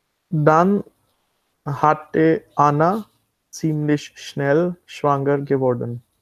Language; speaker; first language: German; non-native, learner; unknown